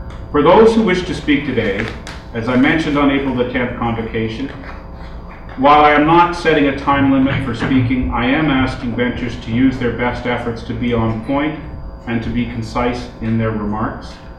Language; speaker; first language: English; native; English